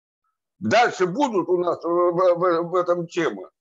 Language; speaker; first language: Russian; native; Russian